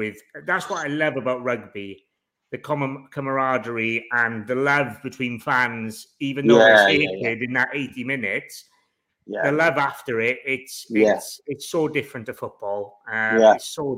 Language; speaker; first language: English; native; English